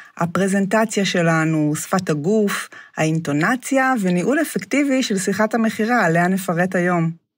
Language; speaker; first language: Hebrew; native; Hebrew